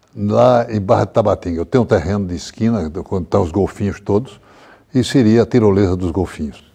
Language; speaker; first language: Portuguese; native; Portuguese